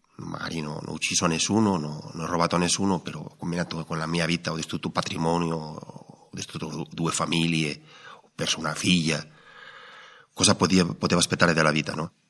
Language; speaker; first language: Italian; non-native, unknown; Spanish